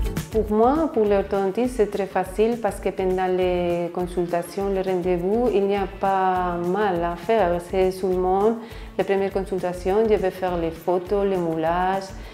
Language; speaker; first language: French; non-native, fluent; Spanish